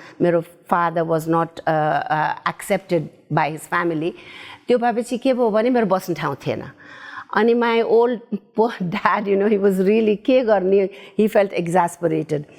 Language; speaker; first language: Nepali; early bilingual, heritage; Nepali